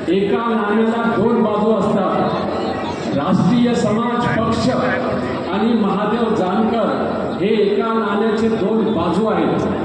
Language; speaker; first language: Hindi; non-native, local second language; Kannada